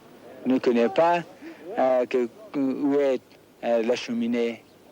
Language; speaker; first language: French; non-native, learner; Persian